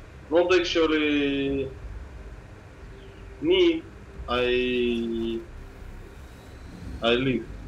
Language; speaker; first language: English; non-native, learner; Russian